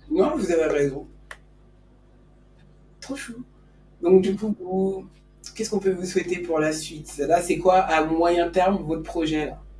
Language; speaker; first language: French; native; French